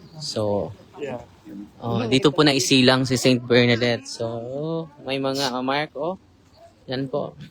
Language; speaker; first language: Filipino; native; Filipino